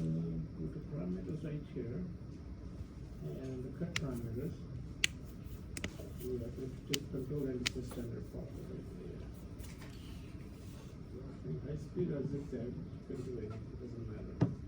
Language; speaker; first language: English; non-native, fluent; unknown